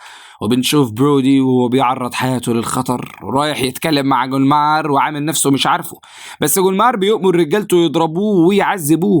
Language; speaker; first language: Arabic; native; Arabic